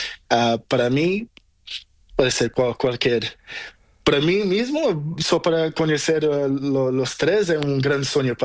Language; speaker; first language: Spanish; non-native, learner; Portuguese